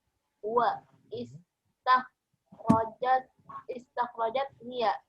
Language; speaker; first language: Arabic; non-native, learner; Indonesian